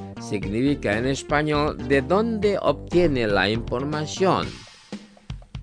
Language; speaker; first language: Spanish; non-native, fluent; Indonesian